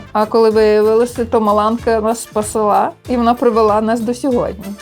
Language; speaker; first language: Ukrainian; native; Ukrainian